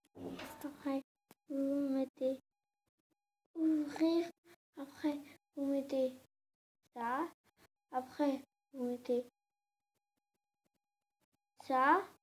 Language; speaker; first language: French; native; French